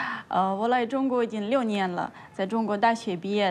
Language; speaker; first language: Chinese; non-native, fluent; Russian